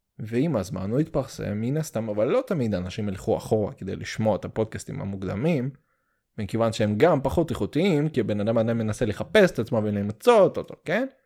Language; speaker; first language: Hebrew; early bilingual, heritage; Hebrew